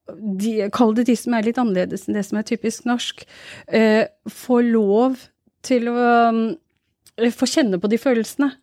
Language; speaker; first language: Norwegian; early bilingual, other home language; Urdu